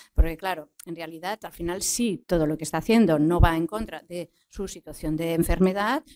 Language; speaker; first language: Spanish; non-native, local second language; Catalan